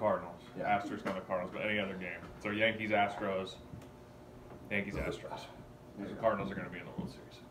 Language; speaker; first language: English; native; English